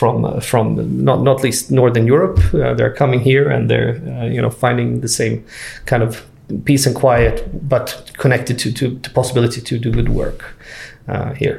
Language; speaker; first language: English; non-native, fluent; Swedish